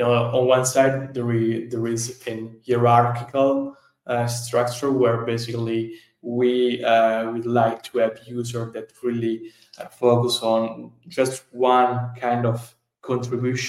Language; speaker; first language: English; non-native, fluent; Italian